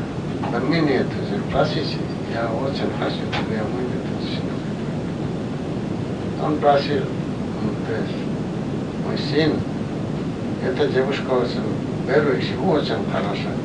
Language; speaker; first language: Russian; non-native, learner; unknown